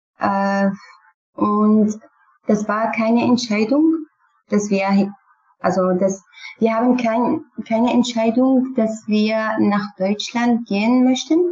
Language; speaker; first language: German; non-native, learner; Kurdish